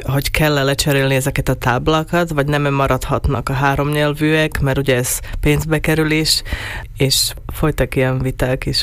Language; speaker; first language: Hungarian; non-native, local second language; Slovak